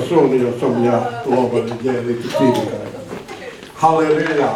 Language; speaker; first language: Swedish; non-native, fluent; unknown